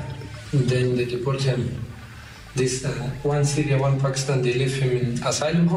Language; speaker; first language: English; non-native, learner; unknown